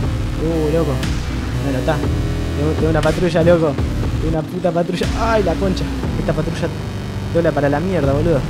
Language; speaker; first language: Spanish; native; Spanish